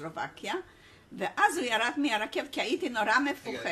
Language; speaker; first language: Hebrew; non-native, fluent; Polish